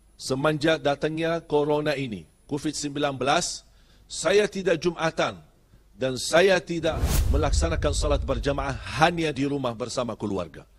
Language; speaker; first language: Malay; non-native, fluent; Arabic